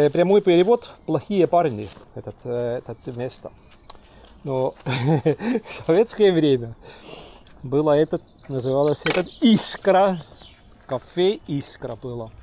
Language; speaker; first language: Russian; non-native, local second language; Estonian